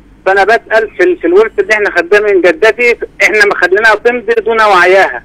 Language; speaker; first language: Arabic; native; Arabic